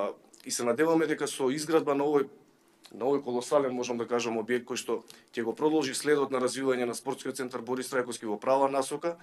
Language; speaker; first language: Macedonian; native; Macedonian